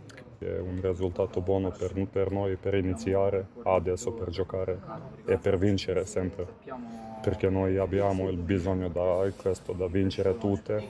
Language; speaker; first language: Italian; non-native, learner; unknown